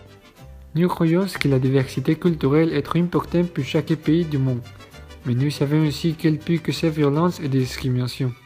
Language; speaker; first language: French; non-native, learner; Spanish